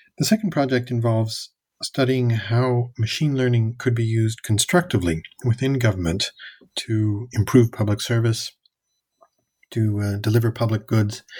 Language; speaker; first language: English; native; English